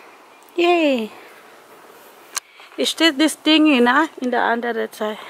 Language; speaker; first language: German; non-native, learner; Filipino